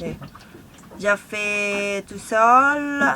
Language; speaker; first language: French; non-native, learner; Italian